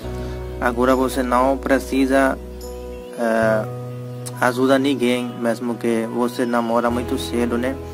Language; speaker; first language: Portuguese; non-native, learner; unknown